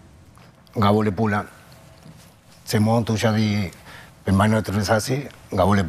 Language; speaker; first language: Indonesian; non-native, fluent; Spanish